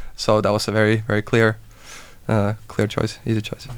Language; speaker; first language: English; non-native, fluent; Finnish